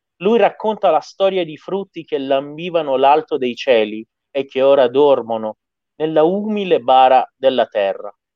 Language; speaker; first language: Italian; non-native, fluent; Persian